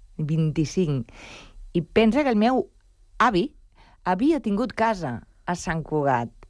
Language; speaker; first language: Catalan; early bilingual, other home language; Spanish